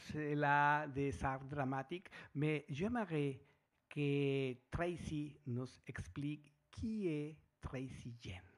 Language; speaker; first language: French; non-native, learner; Spanish